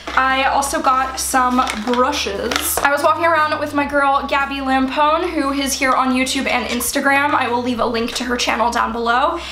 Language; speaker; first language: English; native; English